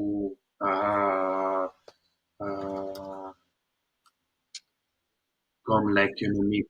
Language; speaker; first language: French; non-native, learner; Spanish